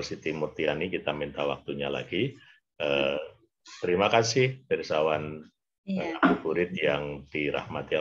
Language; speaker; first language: Indonesian; native; Indonesian